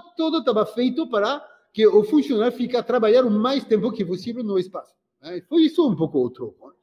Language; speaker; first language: Portuguese; non-native, fluent; French